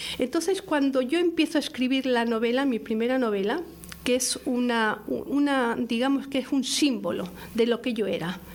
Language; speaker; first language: Spanish; native; Spanish